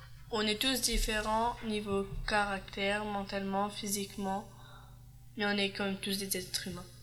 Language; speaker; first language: French; native; French